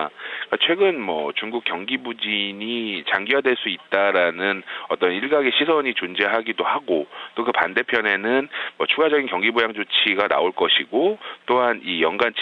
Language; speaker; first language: Korean; native; Korean